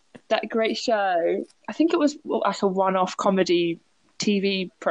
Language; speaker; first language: English; native; English